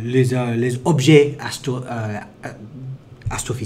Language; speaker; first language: French; non-native, learner; English